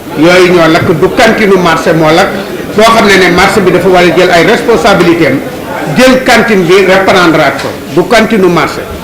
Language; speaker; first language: Wolof; native; Wolof